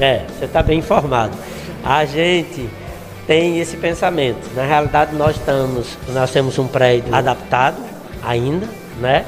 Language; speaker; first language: Portuguese; native; Portuguese